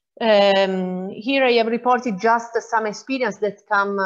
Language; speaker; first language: English; non-native, fluent; Italian